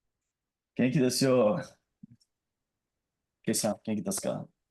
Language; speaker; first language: Japanese; non-native, learner; English